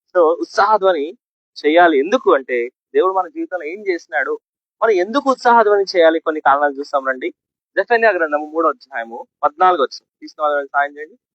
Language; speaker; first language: Telugu; non-native, local second language; Kannada